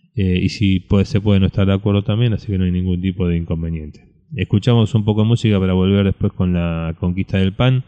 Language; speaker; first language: Spanish; native; Spanish